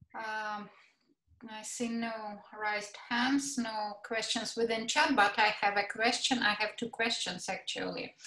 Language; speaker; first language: English; non-native, fluent; Latvian